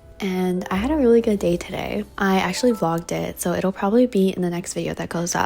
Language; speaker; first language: English; native; English